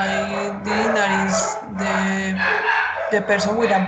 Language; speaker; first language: English; non-native, learner; Spanish